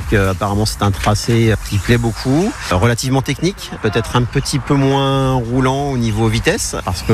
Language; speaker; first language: French; native; French